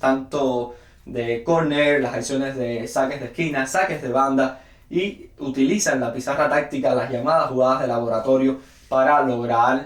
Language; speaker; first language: Spanish; native; Spanish